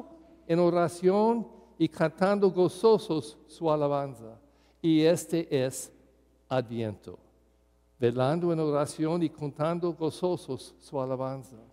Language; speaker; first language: Spanish; non-native, fluent; English